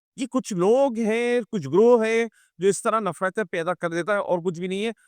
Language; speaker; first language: Urdu; native; Urdu